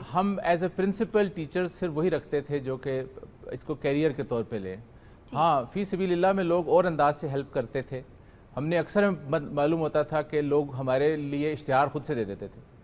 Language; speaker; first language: Urdu; native; Urdu